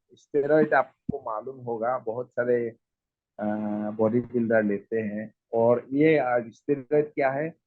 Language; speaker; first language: Hindi; non-native, local second language; Assamese